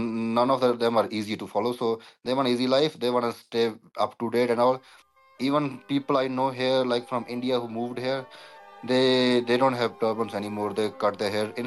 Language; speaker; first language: English; non-native, local second language; Punjabi